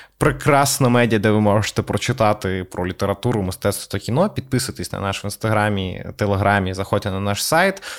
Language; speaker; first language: Ukrainian; non-native, local second language; Russian